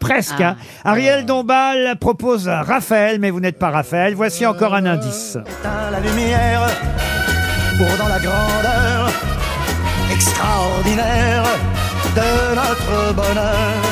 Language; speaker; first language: French; native; French